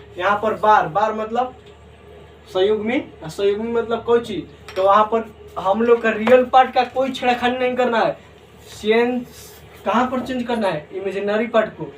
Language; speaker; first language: Hindi; native; Hindi